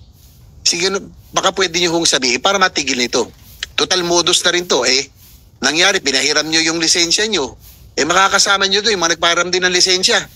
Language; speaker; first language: Filipino; native; Filipino